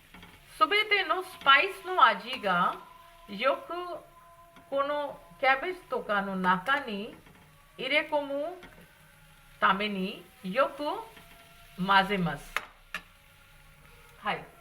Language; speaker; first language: Japanese; non-native, fluent; Hindi